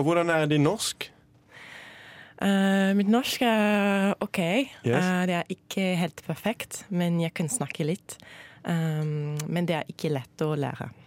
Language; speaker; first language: Norwegian; non-native, learner; English